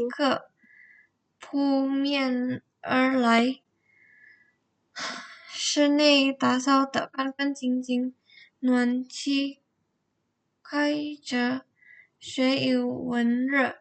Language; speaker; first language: Chinese; non-native, learner; Indonesian